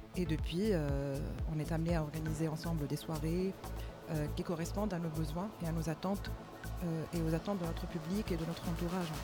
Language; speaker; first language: French; non-native, local second language; Arabic